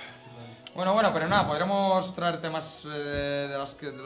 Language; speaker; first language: Spanish; native; Spanish